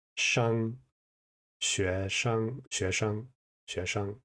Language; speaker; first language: Chinese; non-native, fluent; English